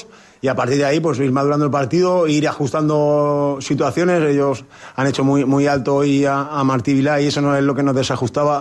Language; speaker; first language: Spanish; native; Spanish